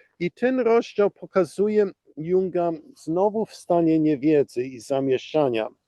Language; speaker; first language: Polish; early bilingual, heritage; Polish